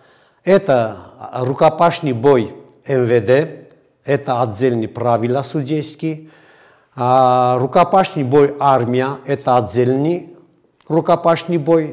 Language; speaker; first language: Russian; non-native, fluent; Armenian